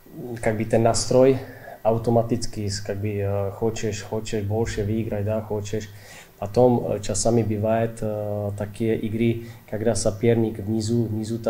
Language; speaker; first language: Russian; non-native, fluent; Czech